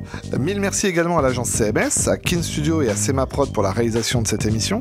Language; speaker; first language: French; native; French